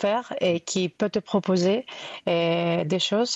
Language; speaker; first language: French; non-native, fluent; Greek